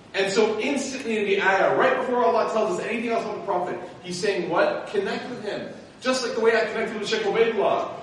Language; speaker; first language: English; native; English